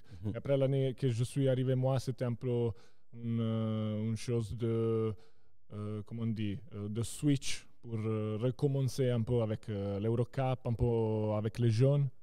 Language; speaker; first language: French; non-native, local second language; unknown